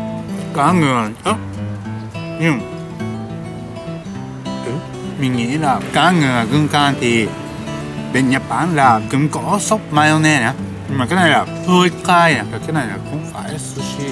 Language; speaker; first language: Vietnamese; non-native, learner; Japanese